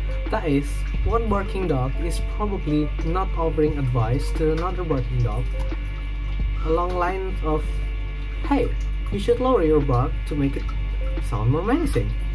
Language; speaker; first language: English; non-native, fluent; Indonesian